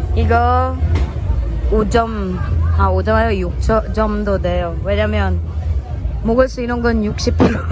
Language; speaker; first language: Korean; non-native, fluent; Filipino